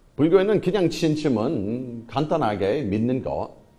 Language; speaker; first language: Korean; non-native, fluent; English